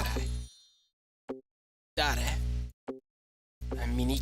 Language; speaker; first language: Japanese; non-native, learner; English